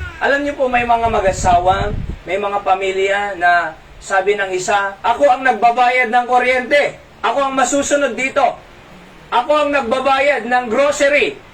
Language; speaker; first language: Filipino; non-native, local second language; Iloko